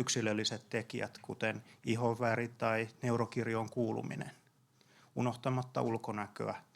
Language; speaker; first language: Finnish; native; Finnish